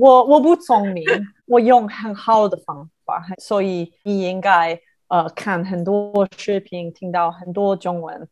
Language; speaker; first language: Chinese; non-native, learner; English